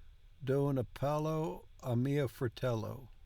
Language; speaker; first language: Italian; non-native, learner; English